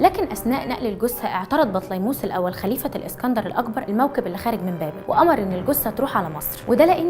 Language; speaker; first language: Arabic; native; Arabic